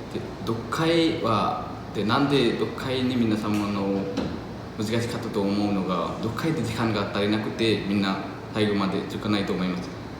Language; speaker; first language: Japanese; non-native, learner; Nepali